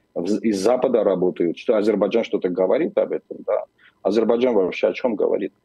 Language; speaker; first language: Russian; non-native, local second language; Armenian